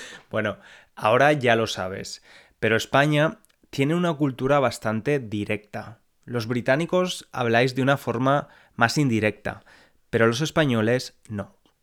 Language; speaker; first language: Spanish; native; Spanish